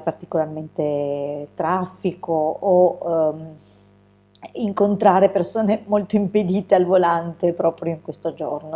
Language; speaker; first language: Italian; native; Italian